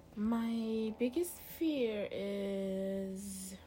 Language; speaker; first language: English; early bilingual, other home language; Arabic